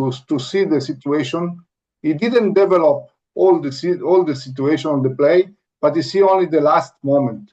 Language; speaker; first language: English; non-native, learner; Italian